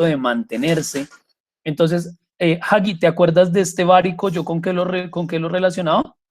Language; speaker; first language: Spanish; native; Spanish